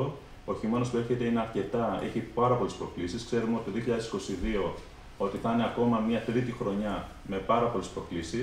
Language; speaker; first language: Greek; native; Greek